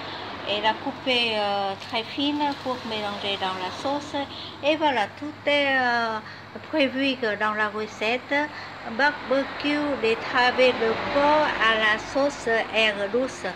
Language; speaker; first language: French; non-native, fluent; Vietnamese